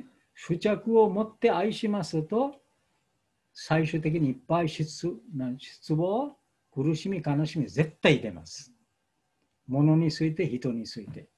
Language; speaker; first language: Japanese; non-native, fluent; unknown